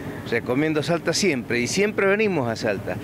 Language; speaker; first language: Spanish; native; Spanish